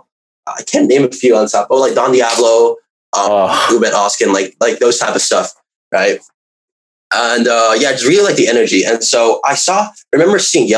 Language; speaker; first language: English; non-native, local second language; Cantonese